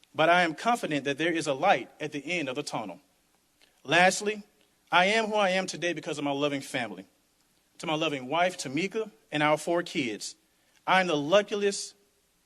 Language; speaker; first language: English; native; English